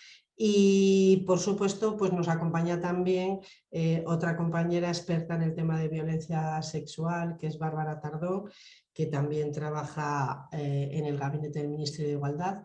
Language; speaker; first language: Spanish; native; Spanish